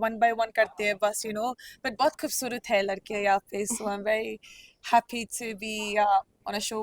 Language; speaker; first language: Hindi; non-native, learner; Punjabi